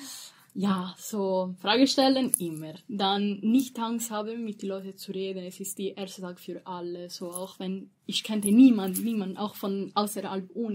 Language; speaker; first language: German; non-native, learner; Italian